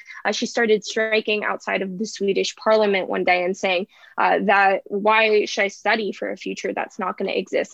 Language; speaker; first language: English; native; English